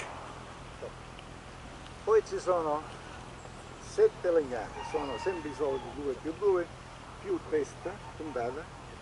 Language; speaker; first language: Italian; native; Italian